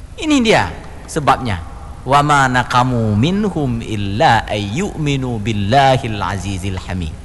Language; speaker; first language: Indonesian; non-native, local second language; Achinese